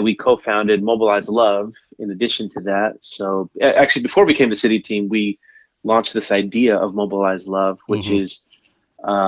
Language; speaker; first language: English; native; English